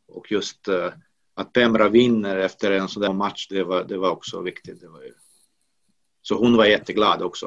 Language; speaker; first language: Swedish; non-native, fluent; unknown